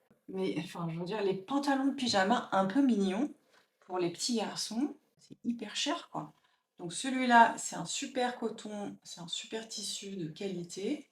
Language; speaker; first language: French; native; French